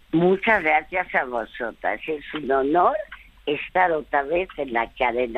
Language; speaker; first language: Spanish; early bilingual, other home language; French